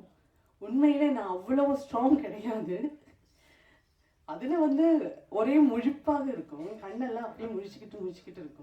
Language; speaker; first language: Tamil; non-native, fluent; Malayalam